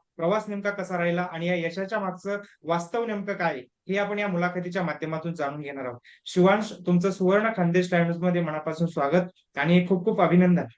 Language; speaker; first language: Marathi; native; Marathi